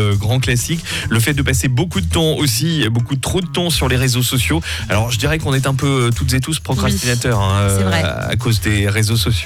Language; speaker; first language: French; native; French